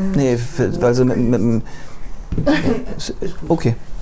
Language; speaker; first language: German; non-native, fluent; Russian